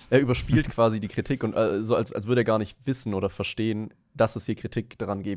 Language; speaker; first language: German; native; German